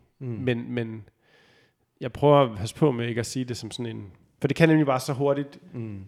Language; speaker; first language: Danish; native; Danish